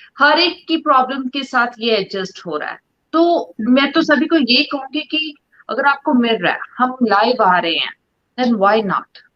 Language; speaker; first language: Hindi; non-native, local second language; Punjabi